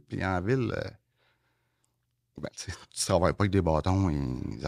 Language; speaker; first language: French; native; French